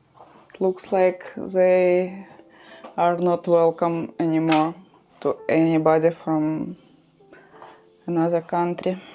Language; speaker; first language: English; non-native, learner; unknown